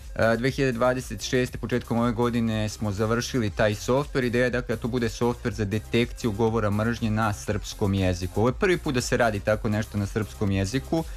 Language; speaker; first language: Serbian; native; Serbian